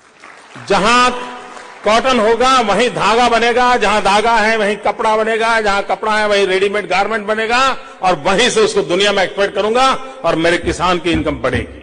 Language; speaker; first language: Hindi; non-native, local second language; Gujarati